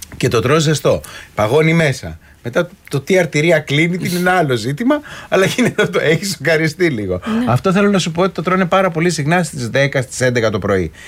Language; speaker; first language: Greek; native; Greek